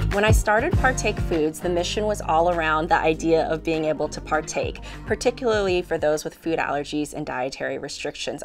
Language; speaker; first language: English; native; English